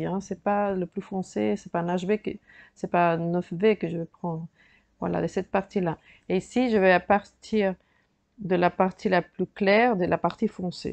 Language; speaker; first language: French; native; French